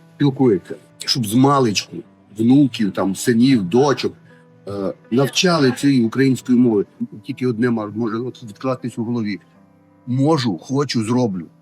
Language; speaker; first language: Ukrainian; native; Ukrainian